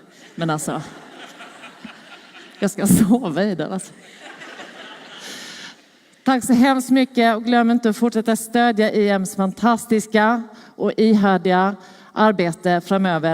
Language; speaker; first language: Swedish; native; Swedish